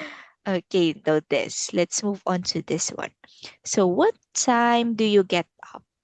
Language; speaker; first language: English; non-native, local second language; Filipino